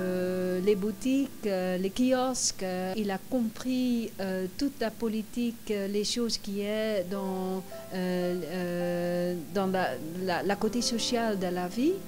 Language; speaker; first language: French; non-native, fluent; Dutch